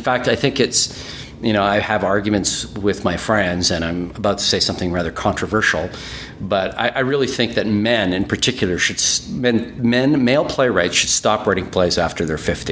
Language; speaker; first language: English; early bilingual, other home language; German